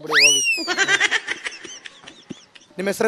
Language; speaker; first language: Kannada; native; Kannada